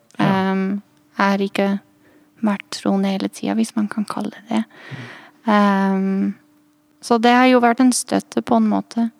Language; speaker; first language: Norwegian; non-native, fluent; Dutch